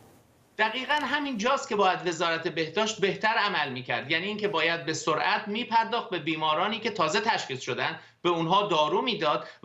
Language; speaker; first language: Persian; native; Persian